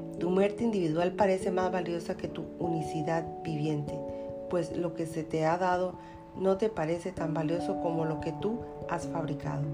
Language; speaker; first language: Spanish; native; Spanish